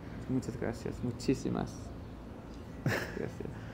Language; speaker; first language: Spanish; non-native, learner; French